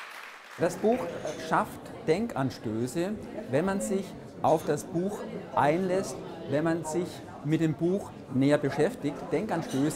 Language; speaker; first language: German; native; German